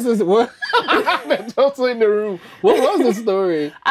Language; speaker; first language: English; native; English